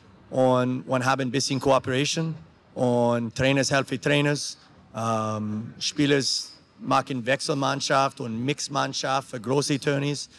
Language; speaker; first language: German; non-native, learner; English